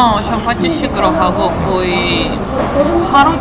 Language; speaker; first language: Korean; non-native, learner; Russian